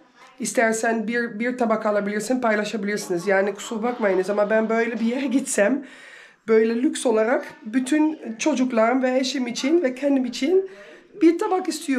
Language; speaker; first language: Turkish; early bilingual, heritage; Turkish